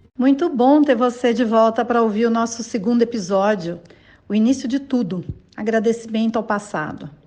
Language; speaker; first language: Portuguese; native; Portuguese